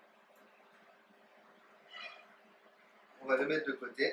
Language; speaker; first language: French; native; French